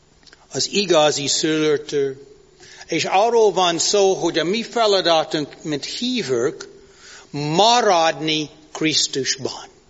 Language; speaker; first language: Hungarian; non-native, fluent; English